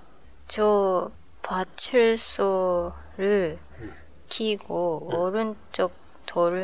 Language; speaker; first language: Korean; non-native, learner; Japanese